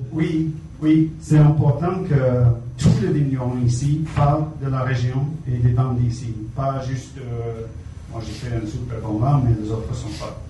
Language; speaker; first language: French; non-native, fluent; English